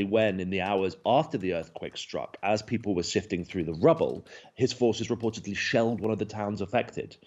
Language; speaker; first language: English; native; English